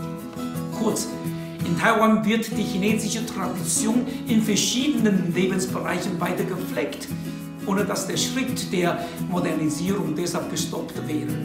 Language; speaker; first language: German; non-native, fluent; Chinese